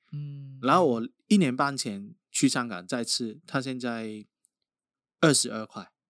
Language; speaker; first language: Chinese; non-native, local second language; Cantonese